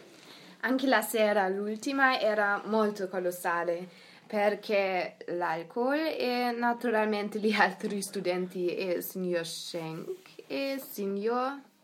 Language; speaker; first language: Italian; non-native, learner; German